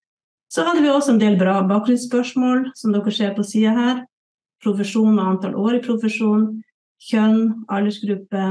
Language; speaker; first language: Norwegian; native; Norwegian